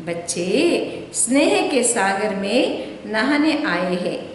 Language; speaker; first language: Hindi; non-native, local second language; Telugu